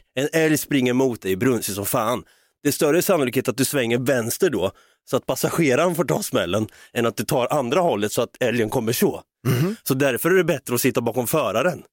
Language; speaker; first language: Swedish; native; Swedish